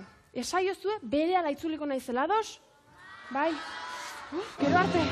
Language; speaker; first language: Basque; native; Basque